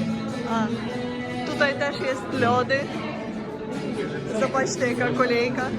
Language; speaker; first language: Polish; non-native, learner; Russian